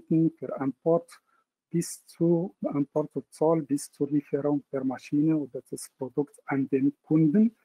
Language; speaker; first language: German; non-native, fluent; Arabic